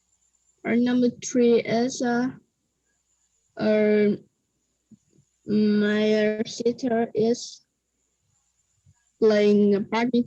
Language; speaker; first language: English; non-native, learner; Vietnamese